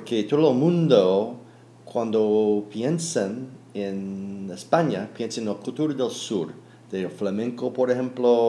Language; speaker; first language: Spanish; non-native, fluent; English